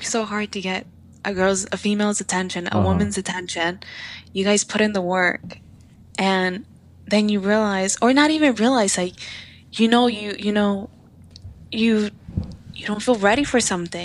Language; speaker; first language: English; native; English